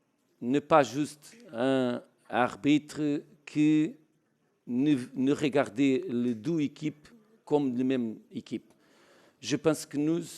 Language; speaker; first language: French; non-native, learner; Portuguese